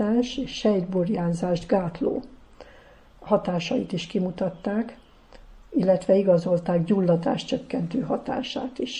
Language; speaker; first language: Hungarian; native; Hungarian